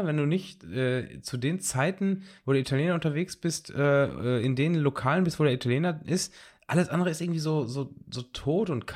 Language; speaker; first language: German; native; German